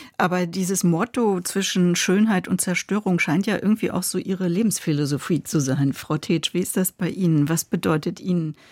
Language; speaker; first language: German; native; German